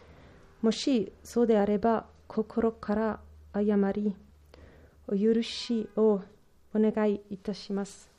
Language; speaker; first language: Japanese; non-native, learner; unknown